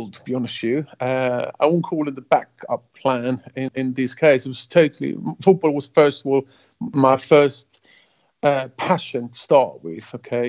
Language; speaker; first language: English; non-native, fluent; German